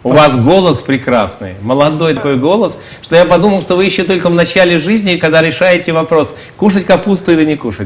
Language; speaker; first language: Russian; native; Russian